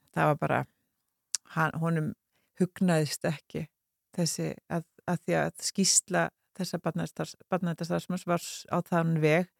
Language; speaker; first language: Icelandic; native; Icelandic